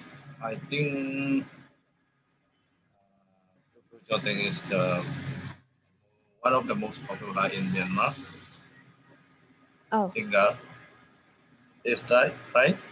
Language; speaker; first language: English; non-native, learner; Tedim Chin